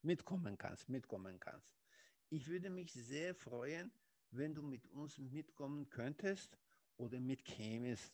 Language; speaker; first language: German; non-native, fluent; Persian